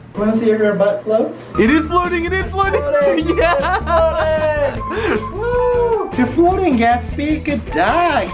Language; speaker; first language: English; native; English